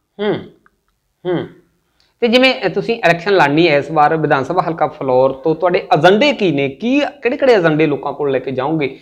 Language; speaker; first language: Punjabi; native; Punjabi